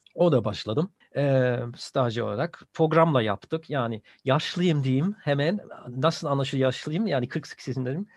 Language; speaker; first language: Turkish; non-native, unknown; German